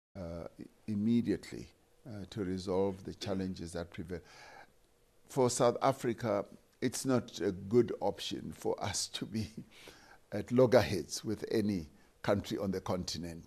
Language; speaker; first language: English; non-native, local second language; Venda